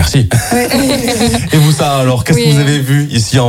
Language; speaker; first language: French; native; French